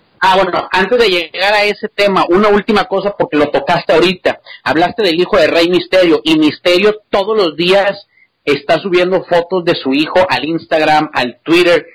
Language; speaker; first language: Spanish; native; Spanish